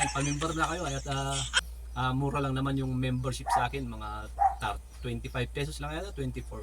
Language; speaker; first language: Filipino; native; Filipino